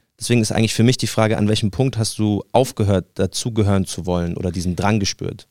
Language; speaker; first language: German; early bilingual, other home language; Arabic